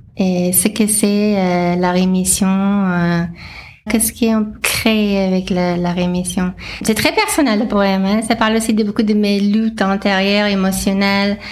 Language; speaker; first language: French; non-native, fluent; English